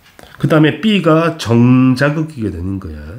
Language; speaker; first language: Korean; native; Korean